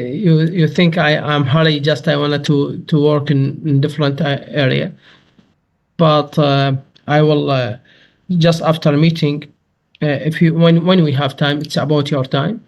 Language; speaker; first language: English; non-native, learner; Arabic